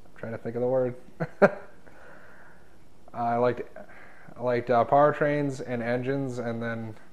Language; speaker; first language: English; native; English